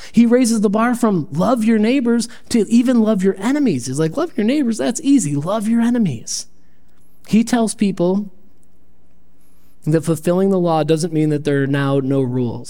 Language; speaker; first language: English; native; English